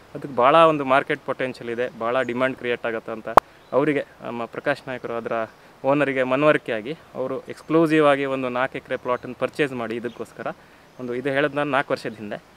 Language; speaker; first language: Kannada; native; Kannada